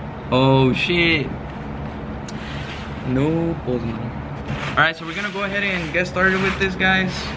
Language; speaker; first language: English; early bilingual, other home language; Spanish